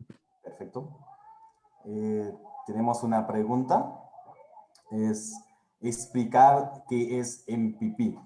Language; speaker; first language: Spanish; non-native, fluent; Haitian Creole